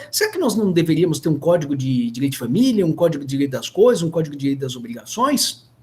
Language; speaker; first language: Portuguese; native; Portuguese